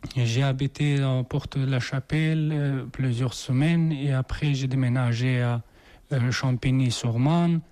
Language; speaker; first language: French; non-native, learner; Persian